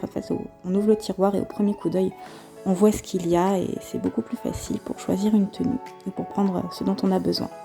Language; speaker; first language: French; native; French